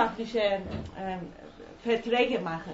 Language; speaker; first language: German; non-native, fluent; Persian